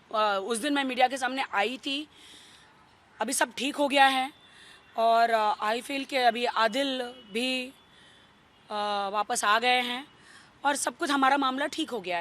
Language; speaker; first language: Hindi; native; Hindi